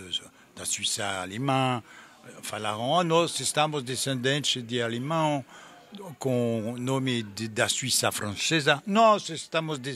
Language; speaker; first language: Portuguese; non-native, fluent; French